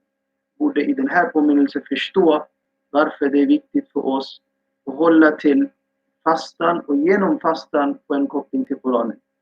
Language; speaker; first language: Swedish; non-native, fluent; Urdu